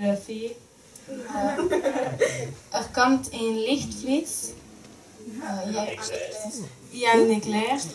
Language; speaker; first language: Dutch; non-native, learner; French